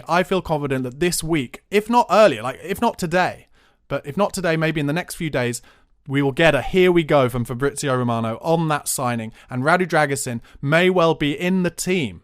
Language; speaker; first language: English; native; English